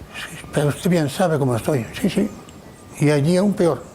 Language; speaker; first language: Spanish; non-native, local second language; Galician